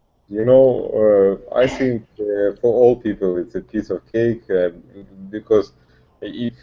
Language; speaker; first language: English; non-native, learner; Russian